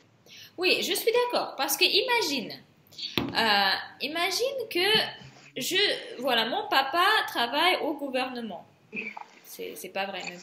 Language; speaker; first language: French; non-native, fluent; Russian